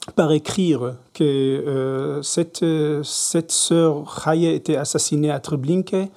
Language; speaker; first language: French; non-native, learner; Hebrew